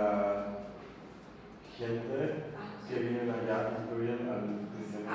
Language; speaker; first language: Spanish; non-native, learner; English